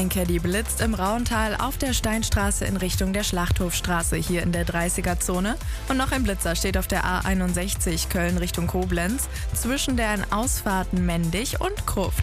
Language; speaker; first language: German; native; German